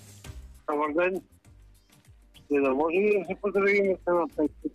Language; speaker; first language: Bulgarian; native; Bulgarian